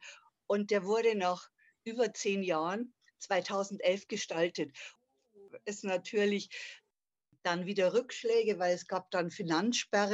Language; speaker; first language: German; native; German